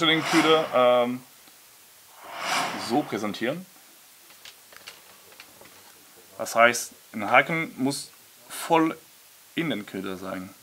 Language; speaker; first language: German; non-native, learner; French